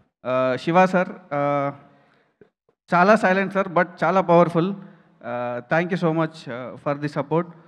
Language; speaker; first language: Telugu; native; Telugu